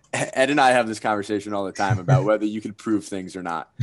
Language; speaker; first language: English; native; English